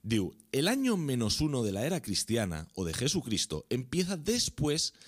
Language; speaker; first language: Spanish; non-native, local second language; Catalan